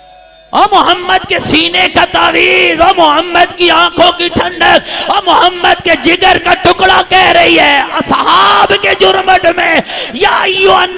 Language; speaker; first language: Urdu; native; Urdu